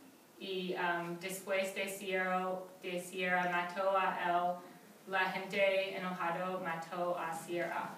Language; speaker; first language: Spanish; non-native, learner; English